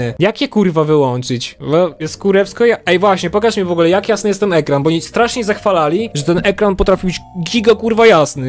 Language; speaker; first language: Polish; native; Polish